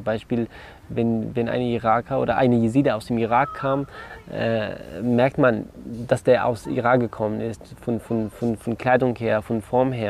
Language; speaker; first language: German; non-native, learner; Kurdish